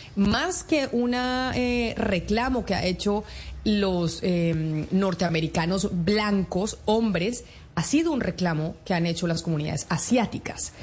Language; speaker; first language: Spanish; native; Spanish